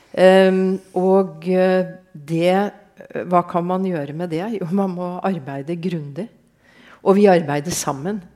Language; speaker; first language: Norwegian; native; Norwegian